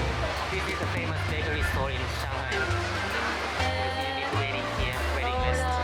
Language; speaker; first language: English; non-native, learner; Chinese